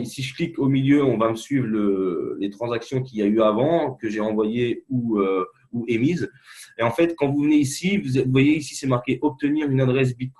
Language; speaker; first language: French; native; French